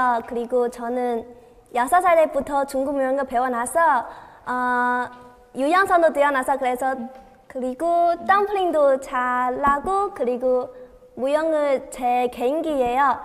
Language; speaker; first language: Korean; non-native, learner; Chinese